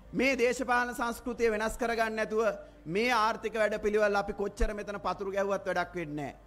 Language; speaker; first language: Sinhala; native; Sinhala